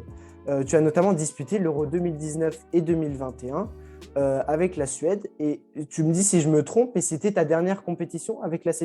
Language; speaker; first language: French; native; French